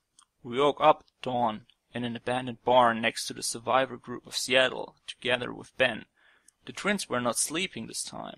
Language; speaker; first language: English; non-native, fluent; German